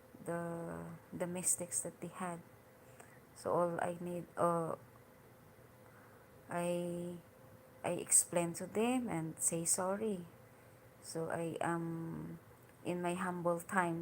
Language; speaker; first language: English; non-native, learner; Hiligaynon